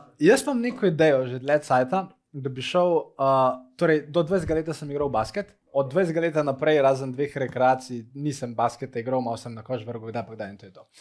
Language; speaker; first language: Slovenian; native; Slovenian